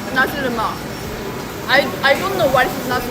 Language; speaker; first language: English; non-native, learner; Japanese